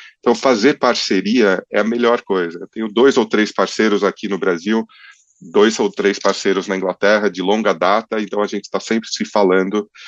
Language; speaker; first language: Portuguese; early bilingual, other home language; English